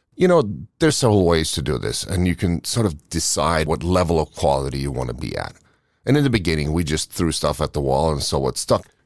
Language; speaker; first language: English; non-native, fluent; Norwegian